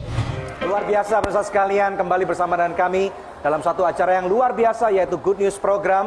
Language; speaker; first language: Indonesian; native; Indonesian